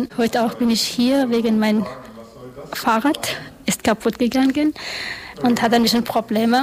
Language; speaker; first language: German; non-native, learner; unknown